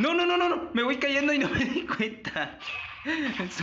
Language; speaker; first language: Spanish; native; Spanish